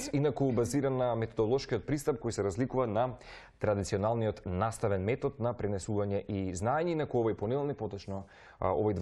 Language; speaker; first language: Macedonian; native; Macedonian